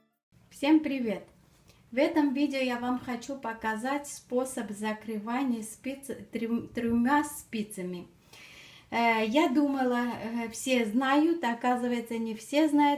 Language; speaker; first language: Russian; non-native, fluent; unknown